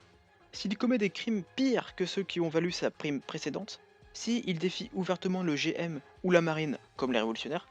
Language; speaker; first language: French; native; French